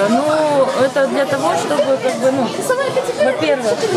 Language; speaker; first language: Russian; native; Russian